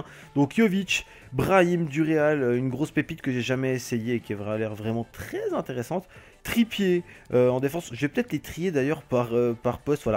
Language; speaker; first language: French; native; French